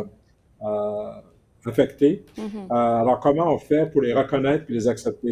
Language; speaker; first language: French; native; French